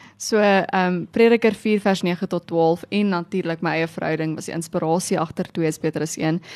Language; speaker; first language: Afrikaans; native; Afrikaans